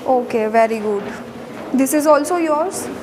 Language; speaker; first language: English; non-native, local second language; Hindi